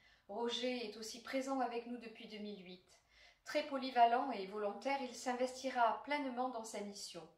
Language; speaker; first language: French; native; French